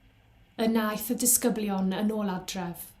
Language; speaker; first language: Welsh; native; Welsh